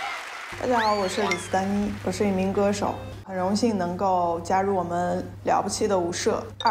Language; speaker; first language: Chinese; native; Chinese